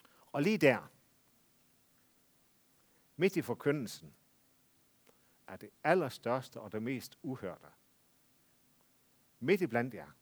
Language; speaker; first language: Danish; native; Danish